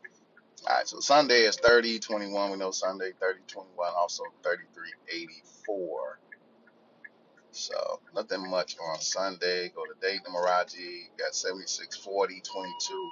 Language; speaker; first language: English; native; English